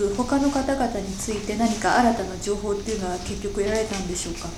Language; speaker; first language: Japanese; native; Japanese